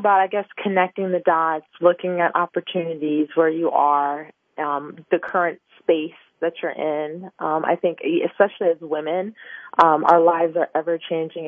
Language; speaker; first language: English; native; English